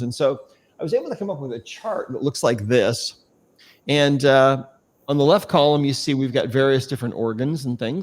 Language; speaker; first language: English; native; English